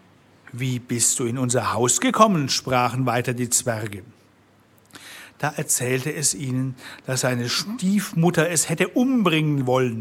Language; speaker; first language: German; native; German